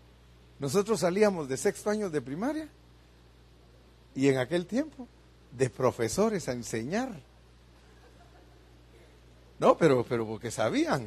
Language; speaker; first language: Spanish; native; Spanish